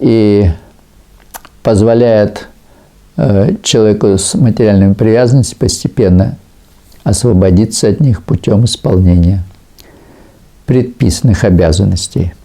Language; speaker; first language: Russian; native; Russian